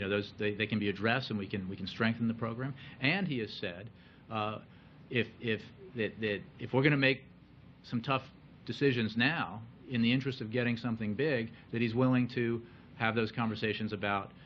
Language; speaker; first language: English; native; English